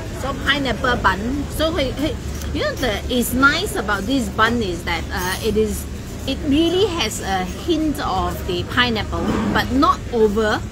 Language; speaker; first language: English; non-native, local second language; Cantonese